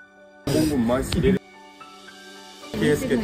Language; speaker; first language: Japanese; native; Japanese